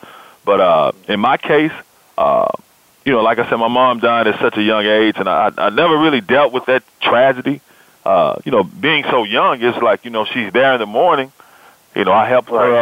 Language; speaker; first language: English; native; English